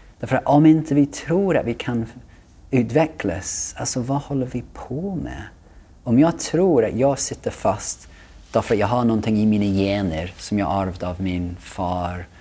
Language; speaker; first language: Swedish; non-native, fluent; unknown